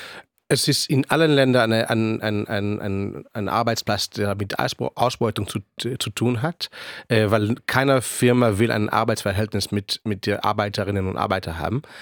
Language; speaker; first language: German; non-native, fluent; Hebrew